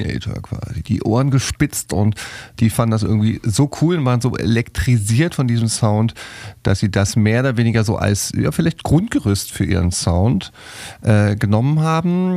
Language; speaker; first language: German; native; German